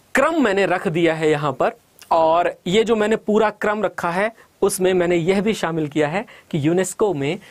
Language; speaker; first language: Hindi; native; Hindi